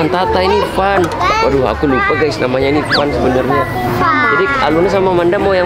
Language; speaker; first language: Indonesian; native; Indonesian